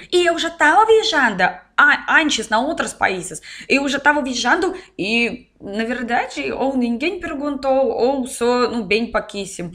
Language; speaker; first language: Portuguese; non-native, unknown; Russian